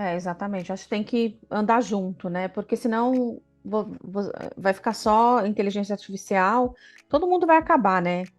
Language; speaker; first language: Portuguese; native; Portuguese